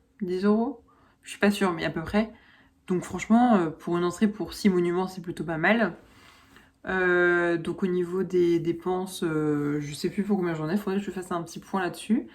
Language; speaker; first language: French; native; French